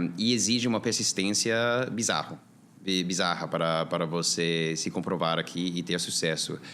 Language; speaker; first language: Portuguese; non-native, fluent; English